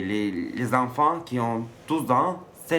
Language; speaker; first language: French; non-native, fluent; Turkish